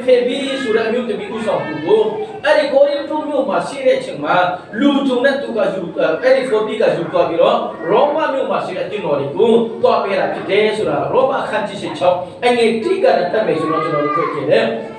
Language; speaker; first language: Burmese; non-native, local second language; Hakha Chin